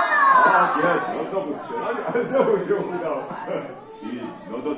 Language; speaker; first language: Polish; native; Polish